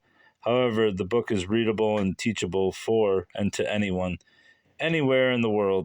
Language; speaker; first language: English; native; English